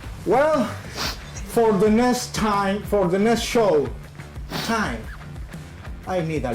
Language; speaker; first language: English; non-native, learner; Spanish